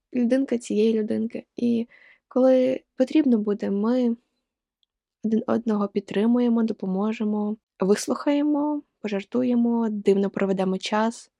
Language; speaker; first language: Ukrainian; non-native, local second language; Russian